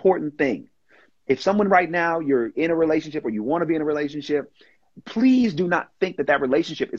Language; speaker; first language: English; native; English